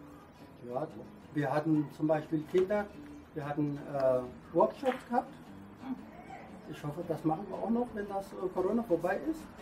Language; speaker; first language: German; non-native, learner; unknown